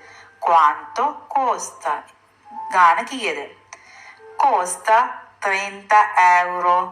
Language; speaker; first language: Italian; non-native, fluent; Sinhala